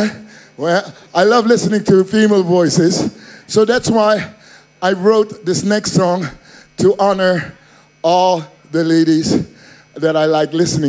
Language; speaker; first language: Spanish; non-native, learner; Dutch